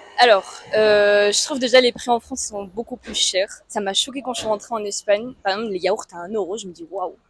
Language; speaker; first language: French; non-native, fluent; Spanish